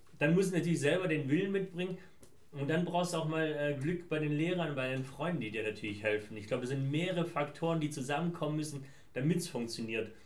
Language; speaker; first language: German; early bilingual, other home language; Persian